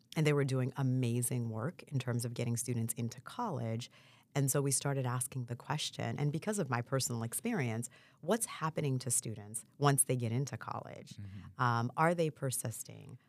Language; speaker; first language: English; early bilingual, other home language; Haitian Creole